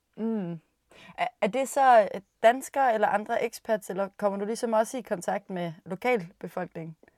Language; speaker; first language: Danish; native; Danish